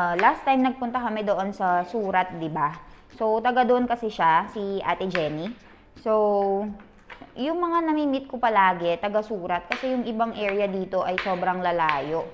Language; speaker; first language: Filipino; native; Filipino